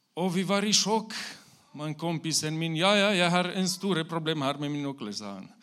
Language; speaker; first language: Norwegian; non-native, fluent; Romanian